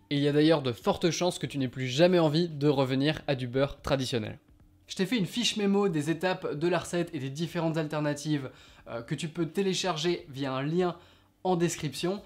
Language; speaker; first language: French; native; French